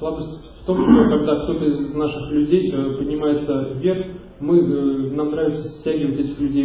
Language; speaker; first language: Russian; native; Russian